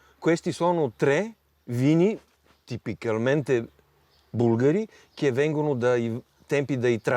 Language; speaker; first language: Italian; non-native, learner; Bulgarian